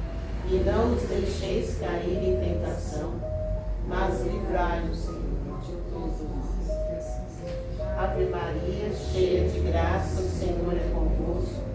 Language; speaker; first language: Portuguese; native; Portuguese